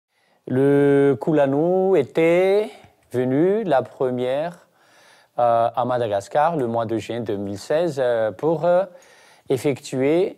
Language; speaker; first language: French; non-native, local second language; Malagasy